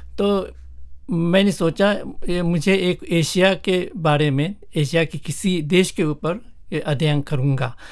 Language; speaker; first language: Hindi; non-native, fluent; Japanese